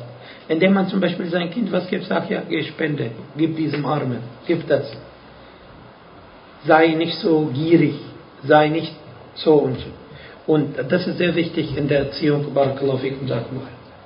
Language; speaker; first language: German; non-native, fluent; Arabic